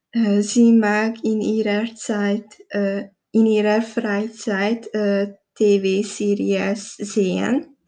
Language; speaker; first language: German; non-native, learner; Hungarian